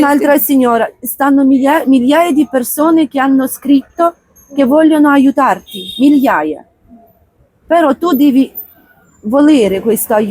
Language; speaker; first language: Italian; non-native, fluent; Ukrainian